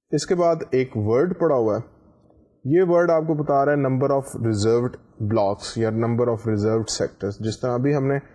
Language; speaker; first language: Urdu; native; Urdu